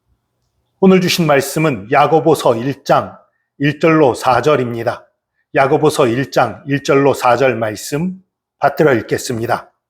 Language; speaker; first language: Korean; native; Korean